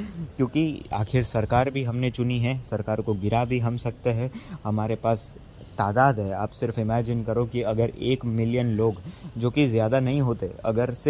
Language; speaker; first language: Hindi; native; Hindi